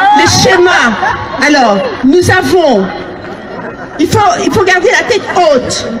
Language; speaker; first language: French; early bilingual, other home language; Lingala